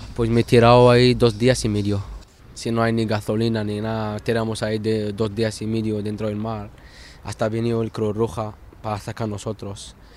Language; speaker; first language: Spanish; non-native, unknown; Arabic